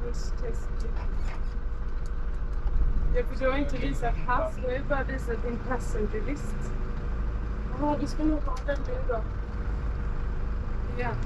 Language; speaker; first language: Swedish; native; Swedish